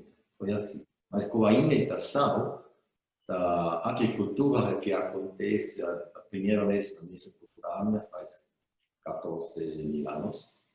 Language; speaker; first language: Portuguese; non-native, fluent; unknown